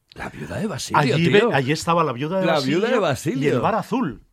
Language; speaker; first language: Spanish; native; Spanish